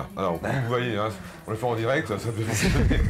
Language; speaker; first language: French; native; French